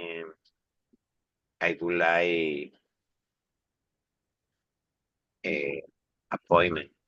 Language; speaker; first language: English; non-native, learner; Spanish